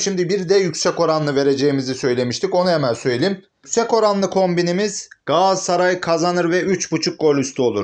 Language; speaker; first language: Turkish; native; Turkish